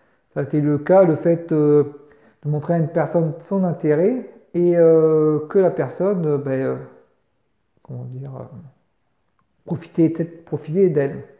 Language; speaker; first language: French; native; French